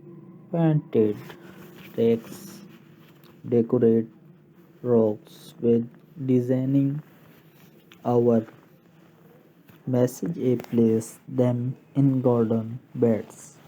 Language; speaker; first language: English; non-native, local second language; Urdu